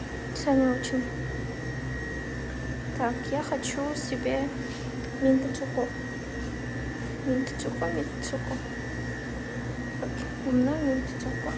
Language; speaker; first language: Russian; non-native, local second language; Kazakh